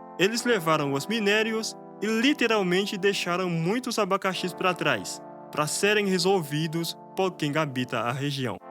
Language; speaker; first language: Portuguese; non-native, fluent; Haitian Creole